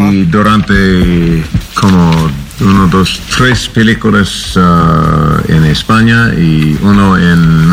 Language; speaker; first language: Spanish; non-native, learner; English